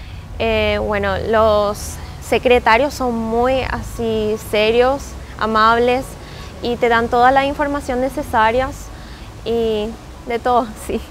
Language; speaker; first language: Spanish; non-native, fluent; Japanese